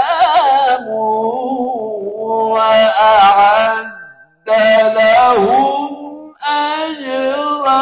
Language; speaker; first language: Arabic; native; Arabic